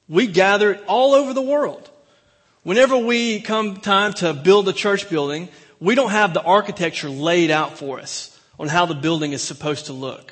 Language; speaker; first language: English; native; English